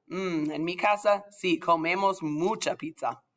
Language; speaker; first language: Spanish; non-native, fluent; English